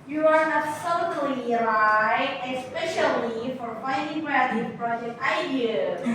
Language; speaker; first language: English; non-native, learner; Indonesian